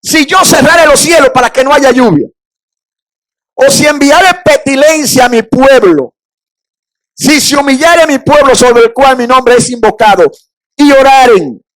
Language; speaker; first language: Spanish; native; Spanish